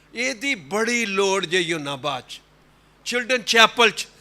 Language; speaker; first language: Urdu; non-native, local second language; Punjabi